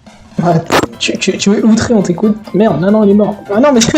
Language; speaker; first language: French; native; French